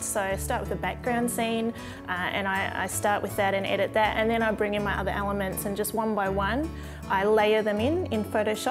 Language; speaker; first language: English; native; English